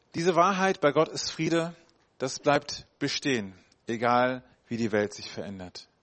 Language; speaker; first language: German; native; German